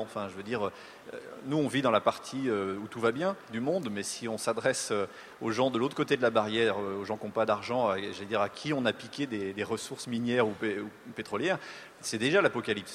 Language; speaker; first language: French; native; French